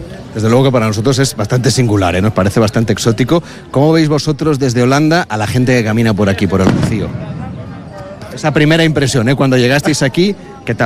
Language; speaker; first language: Spanish; native; Spanish